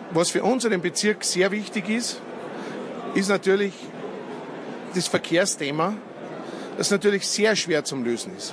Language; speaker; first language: German; native; German